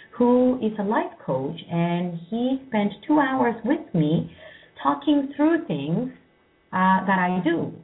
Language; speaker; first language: English; non-native, fluent; Greek